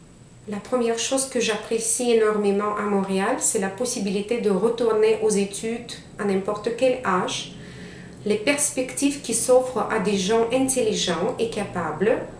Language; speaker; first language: French; non-native, fluent; Romanian